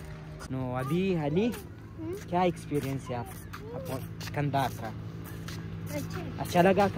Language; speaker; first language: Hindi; non-native, learner; Pashto